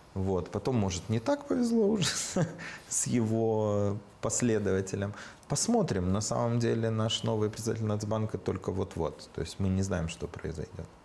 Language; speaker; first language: Russian; native; Russian